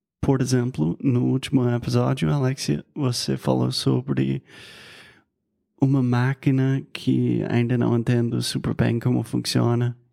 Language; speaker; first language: Portuguese; non-native, fluent; English